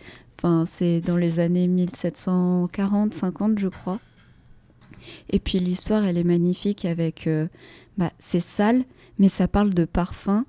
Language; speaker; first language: French; native; French